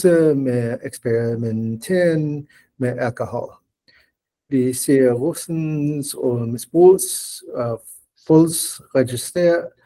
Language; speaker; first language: Danish; non-native, learner; English